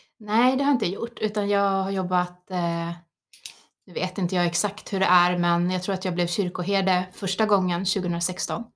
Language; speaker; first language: Swedish; early bilingual, other home language; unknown